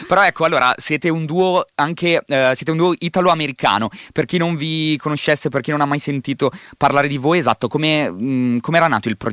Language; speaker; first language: Italian; native; Italian